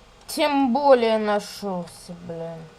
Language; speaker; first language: Russian; native; Russian